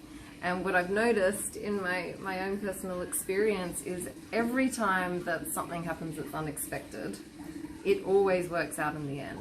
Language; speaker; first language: English; native; English